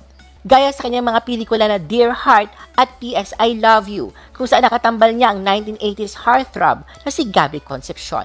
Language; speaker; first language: Filipino; native; Filipino